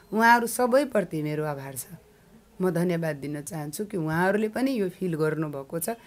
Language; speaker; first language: Nepali; non-native, local second language; Maithili